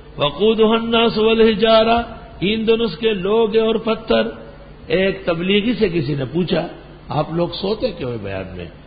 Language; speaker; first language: Urdu; non-native, local second language; Pashto